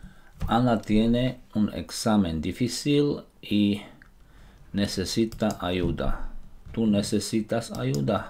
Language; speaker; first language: Spanish; non-native, fluent; Slovak